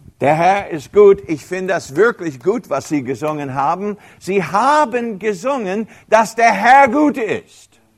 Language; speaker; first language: German; non-native, fluent; English